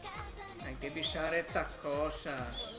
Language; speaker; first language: Spanish; native; Spanish